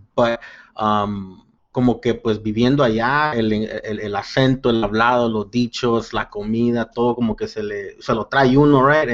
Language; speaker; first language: Spanish; early bilingual, heritage; Spanish